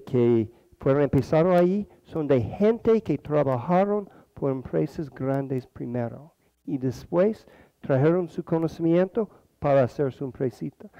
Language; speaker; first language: Spanish; non-native, fluent; English